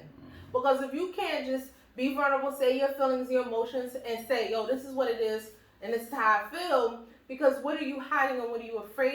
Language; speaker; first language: English; native; English